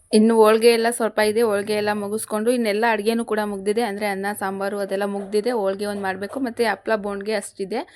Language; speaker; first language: Kannada; non-native, local second language; Lambadi